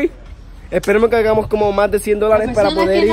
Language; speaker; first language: Spanish; early bilingual, heritage; English